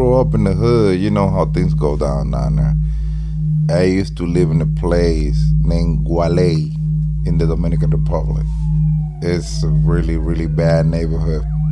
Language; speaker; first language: English; non-native, fluent; Spanish